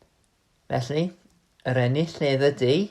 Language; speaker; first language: Welsh; native; Welsh